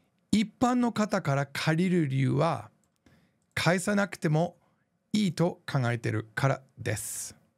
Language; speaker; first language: Japanese; non-native, fluent; English